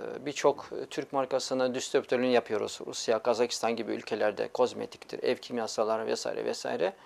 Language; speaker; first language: Turkish; early bilingual, heritage; Turkish